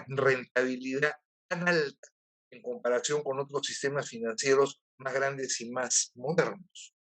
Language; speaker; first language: Spanish; native; Spanish